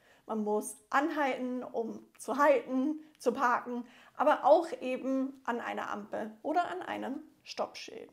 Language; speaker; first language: German; non-native, fluent; English